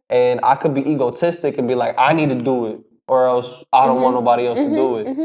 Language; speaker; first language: English; native; English